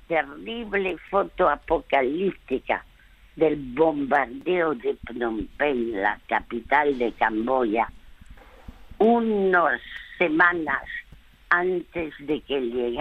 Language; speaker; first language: Spanish; early bilingual, other home language; French